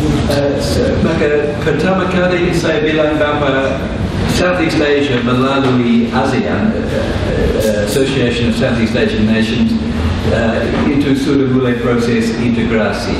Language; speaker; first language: Indonesian; non-native, fluent; English